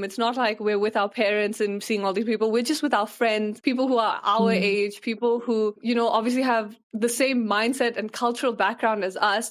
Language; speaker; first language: English; early bilingual, other home language; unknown